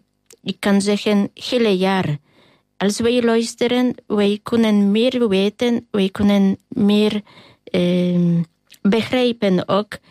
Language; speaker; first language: Dutch; non-native, learner; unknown